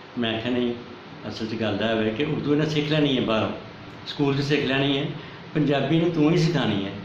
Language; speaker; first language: Punjabi; native; Punjabi